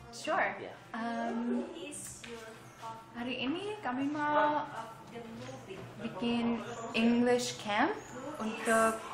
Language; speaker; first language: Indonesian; non-native, fluent; English